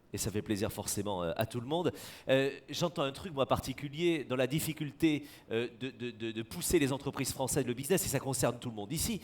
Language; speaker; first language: French; native; French